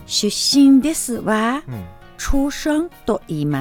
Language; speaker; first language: Japanese; non-native, fluent; Chinese